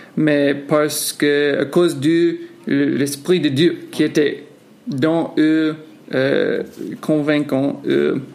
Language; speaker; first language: French; non-native, fluent; English